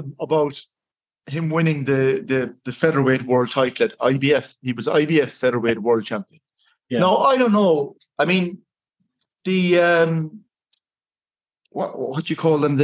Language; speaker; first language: English; native; English